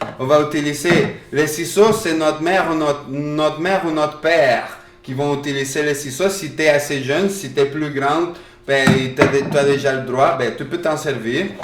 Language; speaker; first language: French; non-native, fluent; Spanish